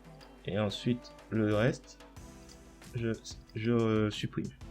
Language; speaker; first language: French; native; French